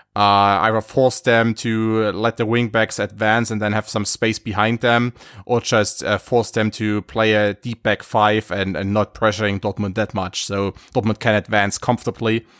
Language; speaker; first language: English; non-native, fluent; German